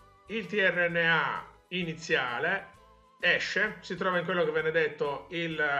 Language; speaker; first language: Italian; native; Italian